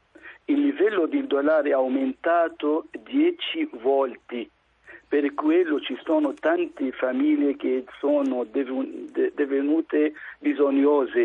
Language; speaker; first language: Italian; non-native, fluent; Arabic